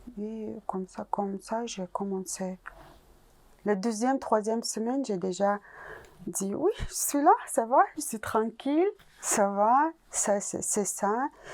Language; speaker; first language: French; non-native, learner; Russian